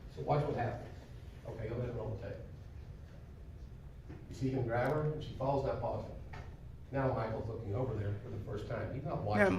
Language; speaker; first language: English; native; English